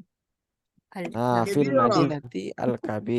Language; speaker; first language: Arabic; non-native, fluent; Indonesian